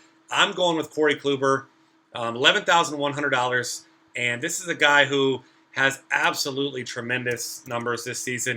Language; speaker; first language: English; native; English